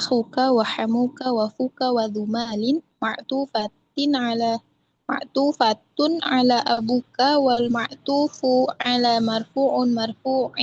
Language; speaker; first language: Arabic; non-native, learner; Indonesian